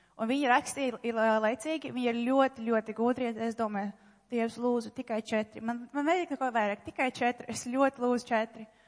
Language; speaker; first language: Latvian; non-native, local second language; Russian